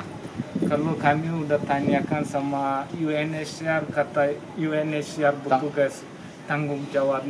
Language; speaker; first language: Indonesian; non-native, learner; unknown